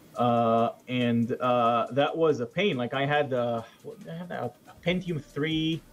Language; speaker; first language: English; non-native, fluent; Hebrew